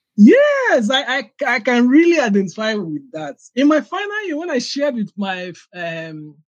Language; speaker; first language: English; non-native, local second language; Igbo